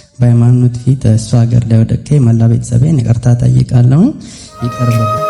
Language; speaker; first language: Amharic; non-native, local second language; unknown